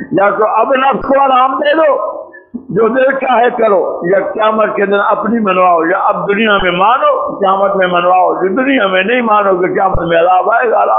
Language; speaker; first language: Urdu; non-native, local second language; Punjabi